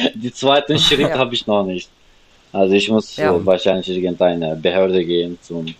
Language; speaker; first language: German; non-native, fluent; Turkish